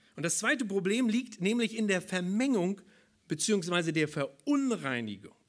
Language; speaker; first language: German; native; German